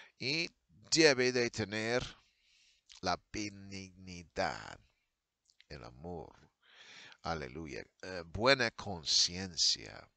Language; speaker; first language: Spanish; non-native, fluent; English